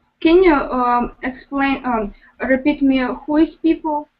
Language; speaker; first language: English; non-native, learner; Russian